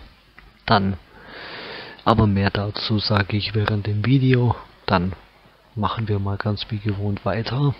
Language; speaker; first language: German; native; German